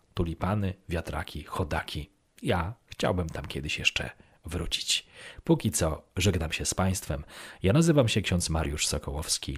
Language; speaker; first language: Polish; native; Polish